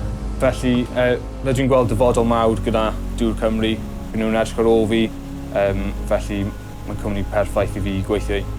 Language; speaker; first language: Welsh; non-native, local second language; English